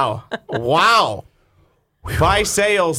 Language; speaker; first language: English; native; English